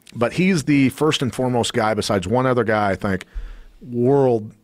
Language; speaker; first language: English; native; English